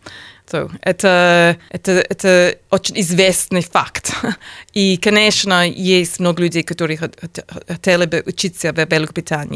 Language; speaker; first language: Russian; non-native, learner; English